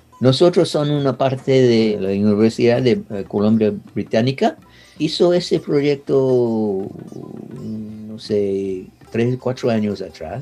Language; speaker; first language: Spanish; non-native, learner; English